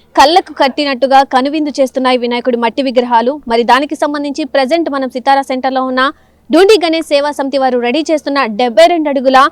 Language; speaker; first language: Telugu; native; Telugu